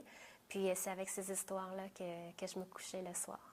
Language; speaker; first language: French; early bilingual, other home language; Vietnamese